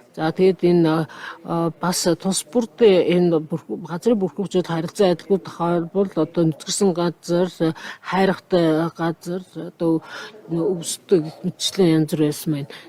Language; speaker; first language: Mongolian; non-native, fluent; Japanese